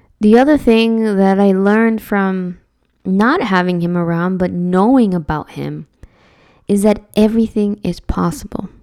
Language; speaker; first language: English; early bilingual, other home language; Spanish